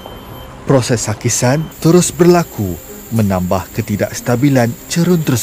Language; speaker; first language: Malay; native; Malay